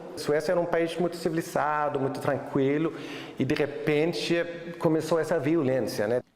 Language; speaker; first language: Portuguese; non-native, fluent; Swedish